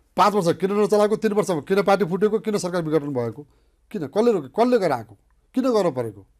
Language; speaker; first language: Nepali; native; Nepali